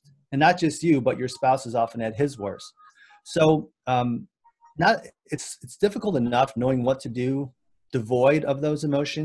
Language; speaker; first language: English; native; English